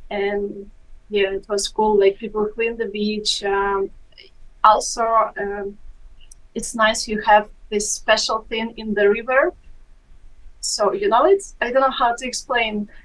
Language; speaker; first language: English; non-native, fluent; Ukrainian